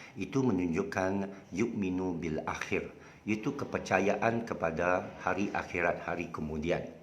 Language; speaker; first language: Malay; non-native, local second language; Chinese